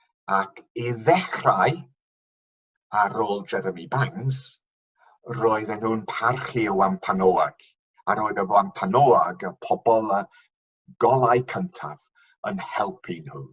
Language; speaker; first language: Welsh; non-native, fluent; English